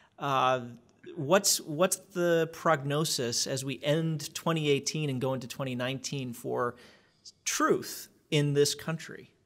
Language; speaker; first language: English; native; English